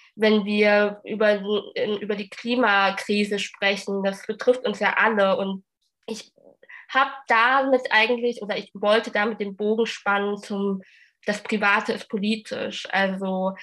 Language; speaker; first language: German; early bilingual, other home language; Vietnamese